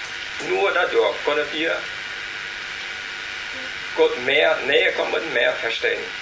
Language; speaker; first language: German; non-native, learner; Vietnamese